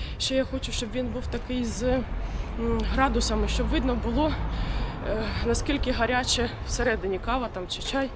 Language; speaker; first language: Ukrainian; native; Ukrainian